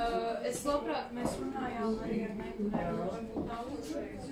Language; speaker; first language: Latvian; native; Latvian